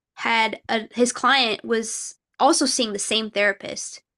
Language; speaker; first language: English; early bilingual, other home language; Korean